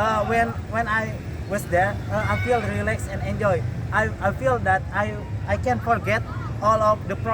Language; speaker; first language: English; non-native, learner; Indonesian